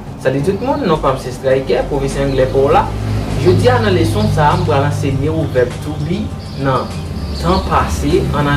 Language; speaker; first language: French; early bilingual, heritage; Haitian Creole